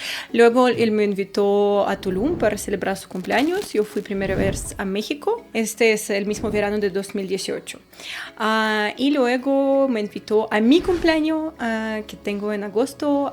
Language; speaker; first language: Spanish; non-native, fluent; Russian